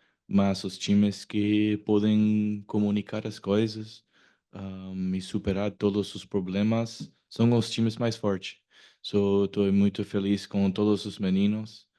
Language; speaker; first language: Portuguese; non-native, learner; English